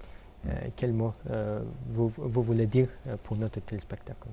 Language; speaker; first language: French; non-native, fluent; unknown